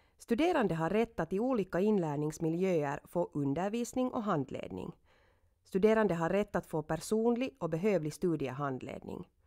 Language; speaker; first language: Swedish; native; Swedish